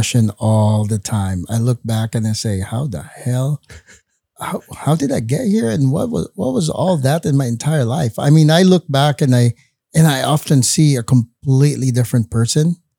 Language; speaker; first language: English; non-native, local second language; Hiligaynon